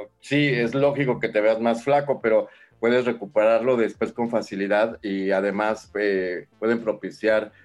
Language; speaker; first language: Spanish; native; Spanish